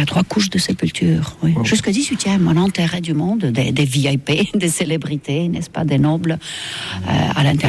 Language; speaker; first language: French; non-native, fluent; Estonian